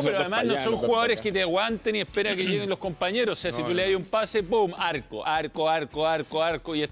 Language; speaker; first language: Spanish; native; Spanish